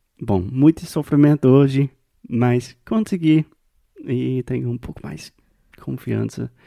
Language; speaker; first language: Portuguese; non-native, fluent; English